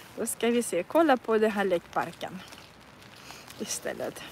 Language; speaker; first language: Swedish; non-native, fluent; Russian